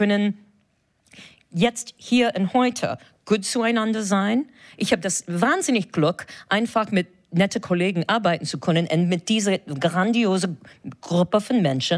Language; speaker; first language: German; non-native, fluent; English